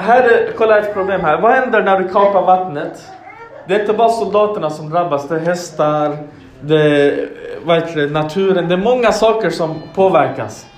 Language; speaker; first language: Swedish; non-native, fluent; Arabic